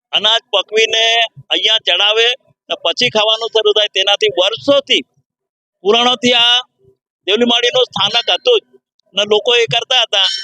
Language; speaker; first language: Gujarati; non-native, local second language; Gamit